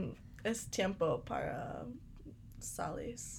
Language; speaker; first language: Spanish; non-native, learner; English